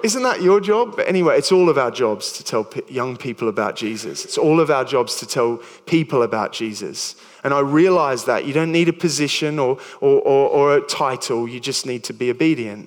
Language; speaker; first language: English; native; English